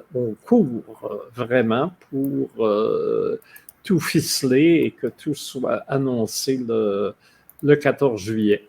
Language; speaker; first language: French; native; French